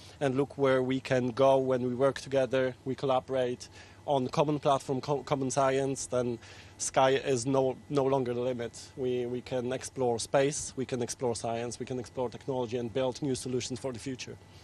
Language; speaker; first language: English; non-native, fluent; Polish